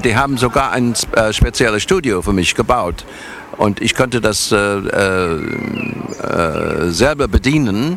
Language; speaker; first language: German; non-native, fluent; English